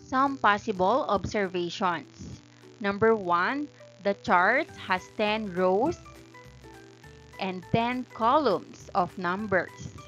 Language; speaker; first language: English; non-native, local second language; Filipino